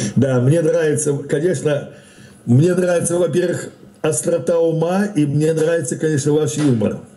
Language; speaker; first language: Russian; native; Russian